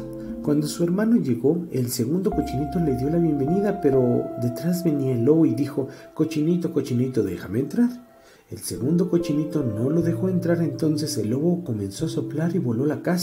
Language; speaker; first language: Spanish; native; Spanish